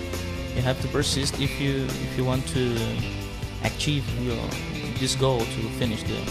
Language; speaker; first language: English; non-native, fluent; Portuguese